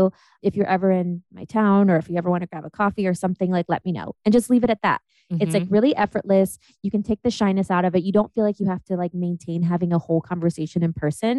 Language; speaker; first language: English; native; English